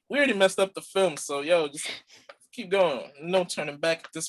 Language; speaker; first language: English; native; English